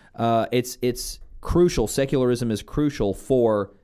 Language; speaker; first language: English; native; English